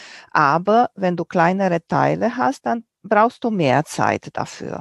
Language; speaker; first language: German; non-native, fluent; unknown